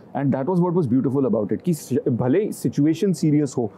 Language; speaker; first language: Hindi; native; Hindi